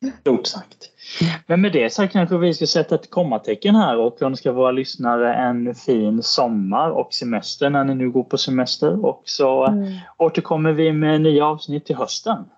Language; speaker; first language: Swedish; native; Swedish